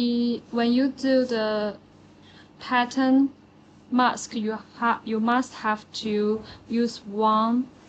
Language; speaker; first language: English; non-native, learner; Chinese